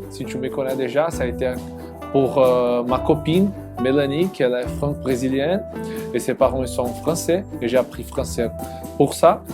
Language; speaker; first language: French; non-native, learner; Portuguese